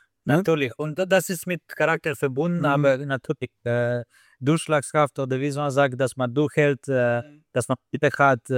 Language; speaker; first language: German; non-native, fluent; Slovenian